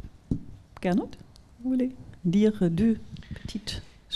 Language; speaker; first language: French; non-native, fluent; German